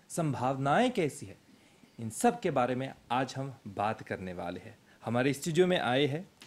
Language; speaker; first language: Hindi; early bilingual, heritage; Hindi